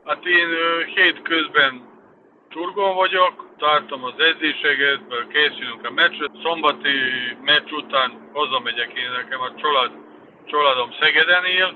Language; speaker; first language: Hungarian; non-native, fluent; Serbian